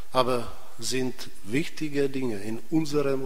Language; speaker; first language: German; non-native, fluent; Polish